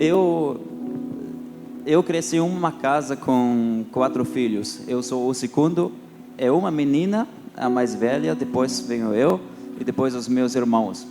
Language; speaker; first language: Portuguese; early bilingual, heritage; Portuguese